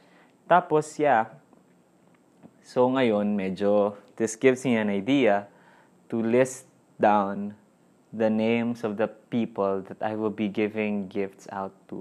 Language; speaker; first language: English; non-native, local second language; Filipino